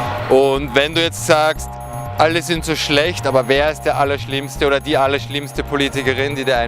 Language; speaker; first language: German; native; German